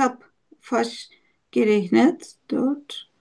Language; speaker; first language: German; non-native, learner; Turkish